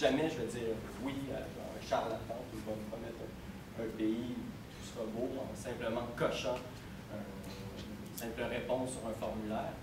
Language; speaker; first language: French; native; French